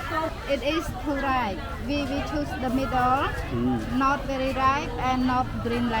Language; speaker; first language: English; non-native, learner; Khmer